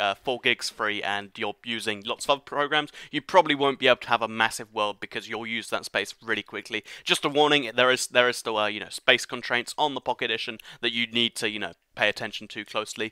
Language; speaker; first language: English; native; English